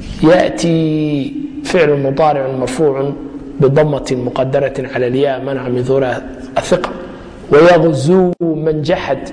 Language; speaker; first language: Arabic; non-native, fluent; Somali